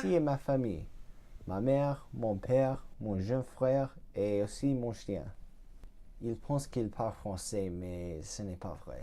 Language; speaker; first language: French; non-native, learner; English